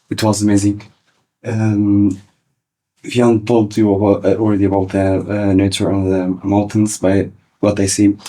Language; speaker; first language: English; early bilingual, other home language; Kurdish